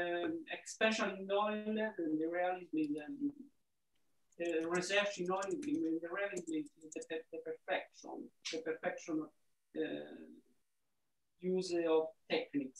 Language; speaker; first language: English; non-native, learner; Italian